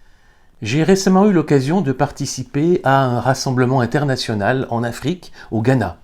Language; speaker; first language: French; native; French